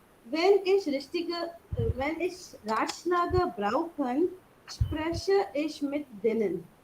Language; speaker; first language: German; non-native, learner; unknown